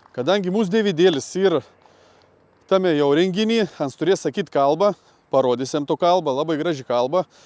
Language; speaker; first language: Lithuanian; native; Lithuanian